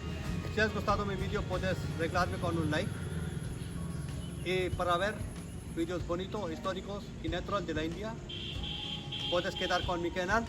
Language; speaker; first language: Spanish; non-native, learner; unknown